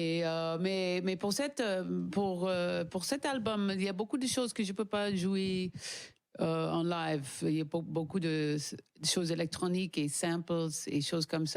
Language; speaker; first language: French; non-native, learner; English